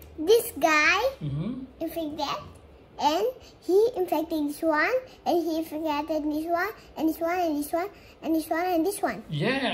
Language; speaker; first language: English; non-native, learner; Indonesian